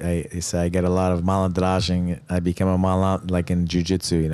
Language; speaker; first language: English; native; English